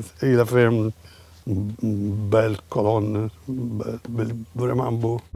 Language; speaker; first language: French; non-native, fluent; Italian